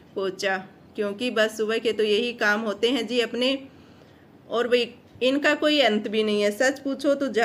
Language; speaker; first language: Hindi; non-native, local second language; Marwari